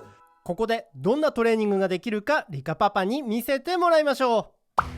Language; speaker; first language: Japanese; native; Japanese